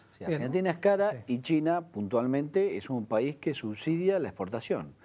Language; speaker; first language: Spanish; non-native, fluent; Korean